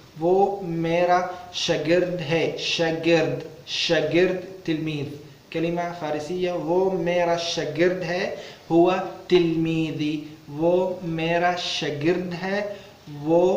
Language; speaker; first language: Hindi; non-native, learner; Arabic